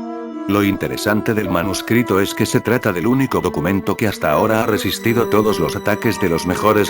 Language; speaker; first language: Spanish; native; Spanish